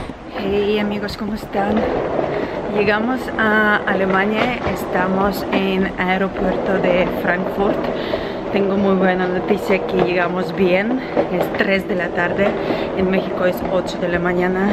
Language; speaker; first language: Spanish; non-native, learner; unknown